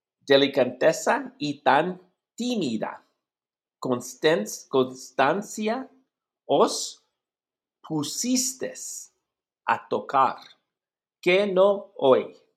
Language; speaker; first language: Spanish; non-native, learner; English